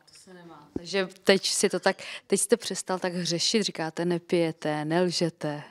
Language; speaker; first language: Czech; native; Czech